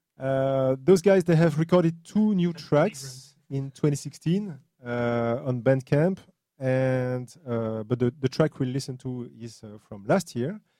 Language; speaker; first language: English; non-native, fluent; French